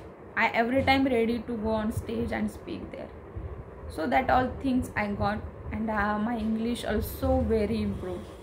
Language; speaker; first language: English; non-native, learner; Marathi